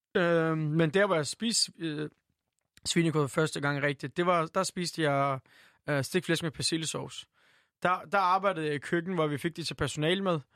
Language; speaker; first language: Danish; early bilingual, other home language; Turkish